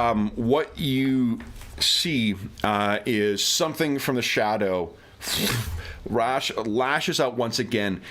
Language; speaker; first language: English; native; English